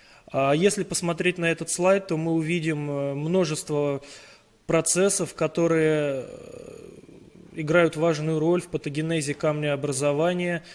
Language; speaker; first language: Russian; native; Russian